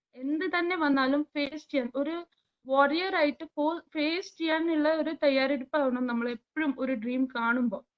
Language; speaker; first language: Malayalam; early bilingual, heritage; Malayalam